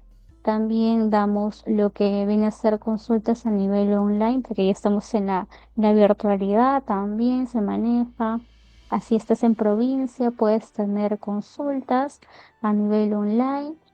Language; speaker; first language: Spanish; native; Spanish